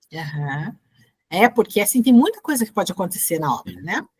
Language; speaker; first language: Portuguese; native; Portuguese